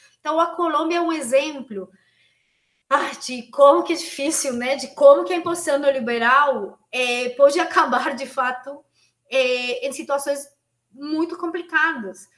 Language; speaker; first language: Portuguese; non-native, fluent; Spanish